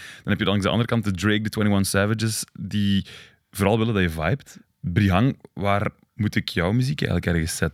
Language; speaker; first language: Dutch; native; Dutch